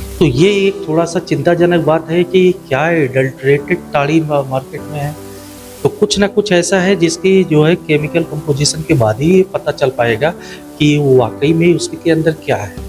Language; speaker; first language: Hindi; native; Hindi